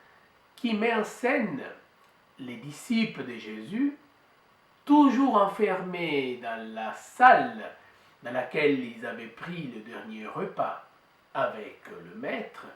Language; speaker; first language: French; native; French